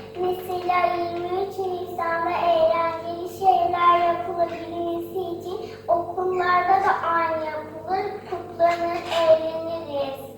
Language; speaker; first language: Turkish; early bilingual, heritage; Turkish